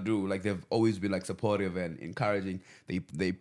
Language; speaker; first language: English; non-native, local second language; Venda